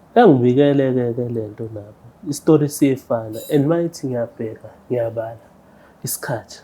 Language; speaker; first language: Zulu; native; Zulu